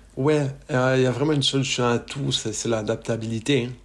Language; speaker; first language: French; native; French